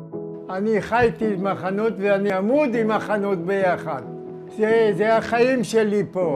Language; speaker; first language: Hebrew; non-native, fluent; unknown